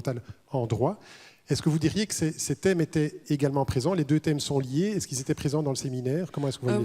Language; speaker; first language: French; native; French